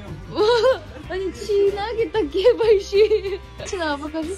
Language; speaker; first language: Russian; non-native, fluent; Korean